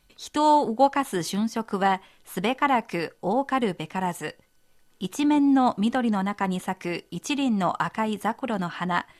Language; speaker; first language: Japanese; non-native, fluent; Chinese